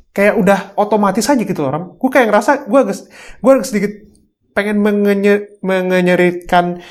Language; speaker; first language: Indonesian; native; Indonesian